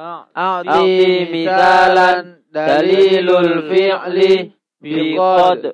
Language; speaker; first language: Arabic; non-native, learner; Indonesian